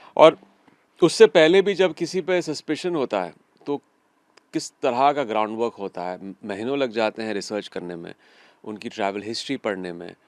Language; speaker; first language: Hindi; native; Hindi